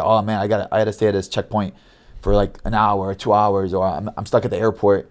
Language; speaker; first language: English; native; English